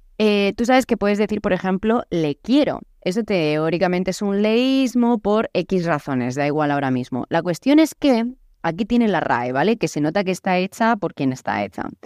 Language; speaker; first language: Spanish; native; Spanish